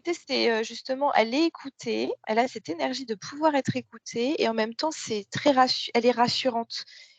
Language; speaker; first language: French; native; French